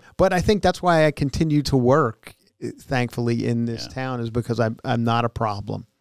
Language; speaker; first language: English; native; English